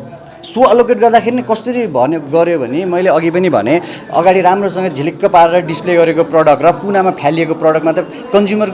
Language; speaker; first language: Nepali; native; Nepali